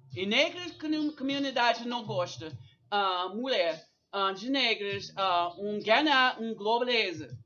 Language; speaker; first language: Portuguese; non-native, learner; English